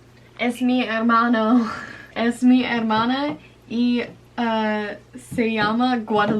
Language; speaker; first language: Spanish; non-native, learner; English